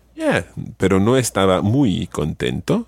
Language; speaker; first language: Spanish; non-native, fluent; English